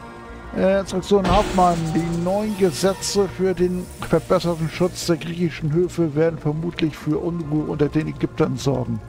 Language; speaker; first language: German; native; German